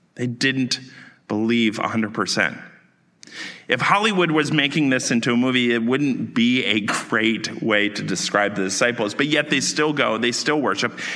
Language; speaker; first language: English; native; English